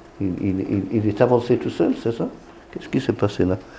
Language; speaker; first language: French; non-native, fluent; English